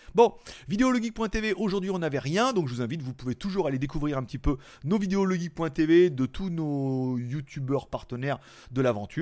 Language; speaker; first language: French; native; French